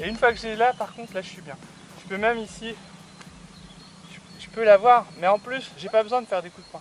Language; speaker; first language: French; native; French